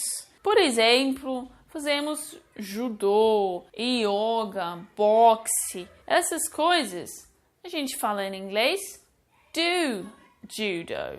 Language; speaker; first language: Portuguese; non-native, fluent; English